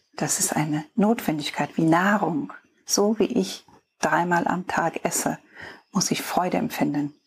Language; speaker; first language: German; non-native, fluent; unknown